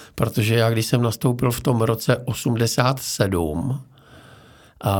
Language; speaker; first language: Czech; native; Czech